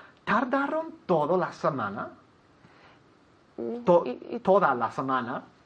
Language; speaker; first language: Spanish; non-native, fluent; English